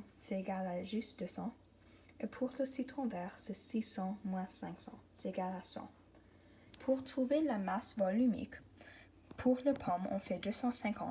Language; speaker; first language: French; non-native, local second language; English